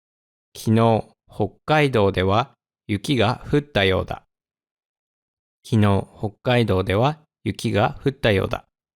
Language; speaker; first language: Japanese; non-native, fluent; English